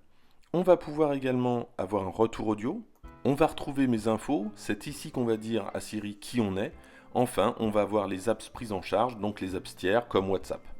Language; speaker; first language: French; native; French